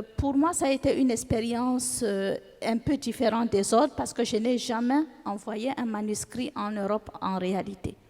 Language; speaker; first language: French; non-native, local second language; Fula